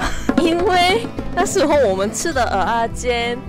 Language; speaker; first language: Chinese; non-native, learner; Korean